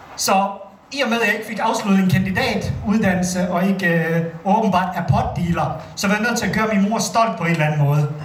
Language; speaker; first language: Danish; early bilingual, other home language; Bosnian